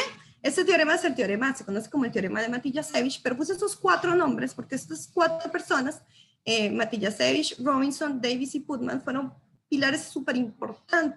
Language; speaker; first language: Spanish; native; Spanish